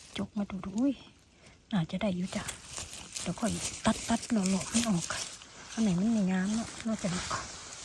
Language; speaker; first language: Thai; native; Thai